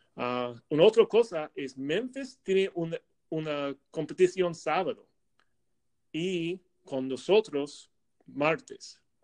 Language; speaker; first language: Spanish; non-native, learner; English